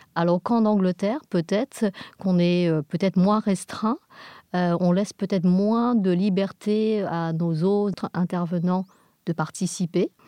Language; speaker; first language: French; non-native, fluent; English